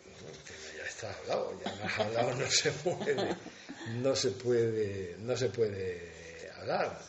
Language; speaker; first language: Spanish; native; Spanish